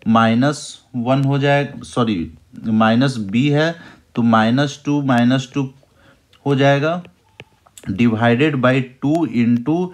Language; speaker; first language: Hindi; native; Hindi